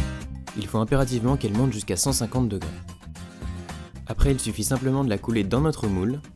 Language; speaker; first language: French; native; French